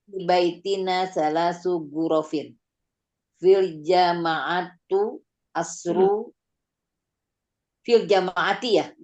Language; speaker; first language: Arabic; non-native, learner; Indonesian